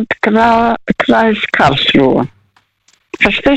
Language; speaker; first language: German; early bilingual, other home language; Russian